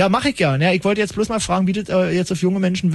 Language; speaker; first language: German; native; German